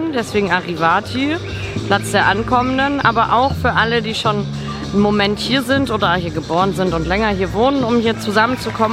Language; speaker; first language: German; native; German